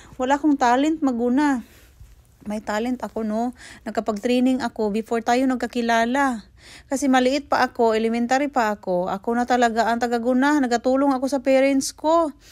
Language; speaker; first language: Filipino; non-native, local second language; Cebuano